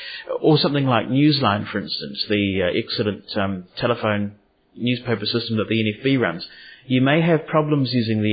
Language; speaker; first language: English; native; English